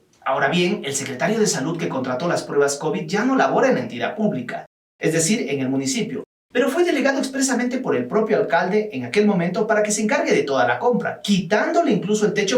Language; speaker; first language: Spanish; native; Spanish